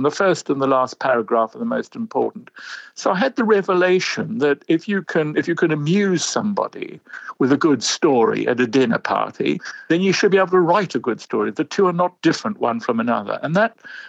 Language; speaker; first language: English; native; English